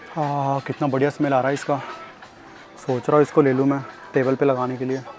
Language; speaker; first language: Hindi; native; Hindi